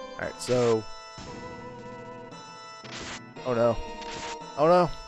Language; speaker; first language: English; native; English